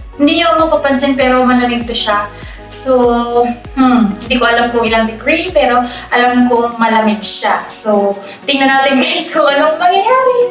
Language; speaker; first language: Filipino; non-native, local second language; Cebuano